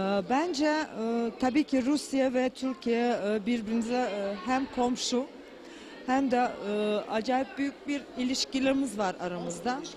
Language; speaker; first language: Turkish; non-native, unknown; Russian